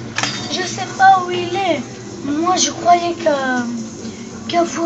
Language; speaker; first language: French; native; French